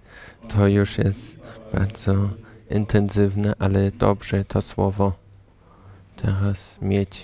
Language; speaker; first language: Polish; non-native, learner; German